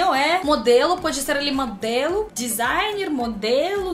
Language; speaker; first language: Portuguese; non-native, learner; Russian